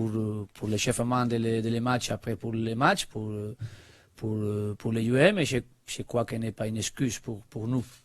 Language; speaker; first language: French; non-native, learner; Spanish